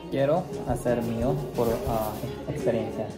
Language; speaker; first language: Spanish; non-native, learner; Korean